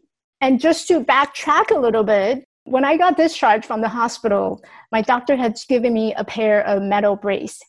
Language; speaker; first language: English; non-native, fluent; Chinese